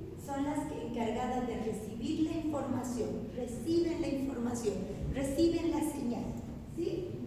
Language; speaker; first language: Spanish; native; Spanish